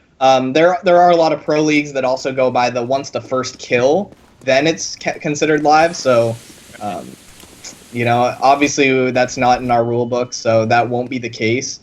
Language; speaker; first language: English; native; English